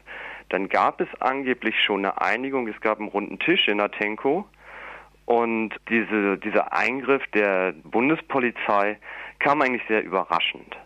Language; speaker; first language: German; native; German